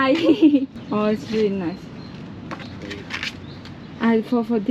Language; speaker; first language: English; non-native, learner; Vietnamese